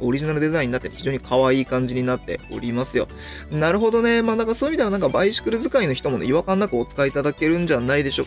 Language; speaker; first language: Japanese; native; Japanese